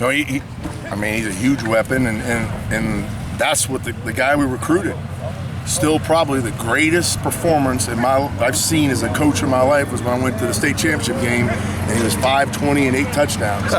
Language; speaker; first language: English; native; English